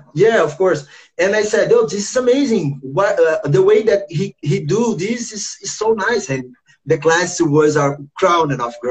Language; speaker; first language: English; non-native, learner; Portuguese